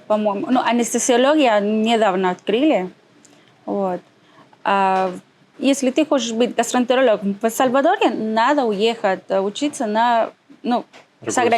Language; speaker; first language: Russian; non-native, learner; Spanish